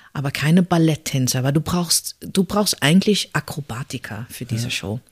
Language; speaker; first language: German; non-native, fluent; Dutch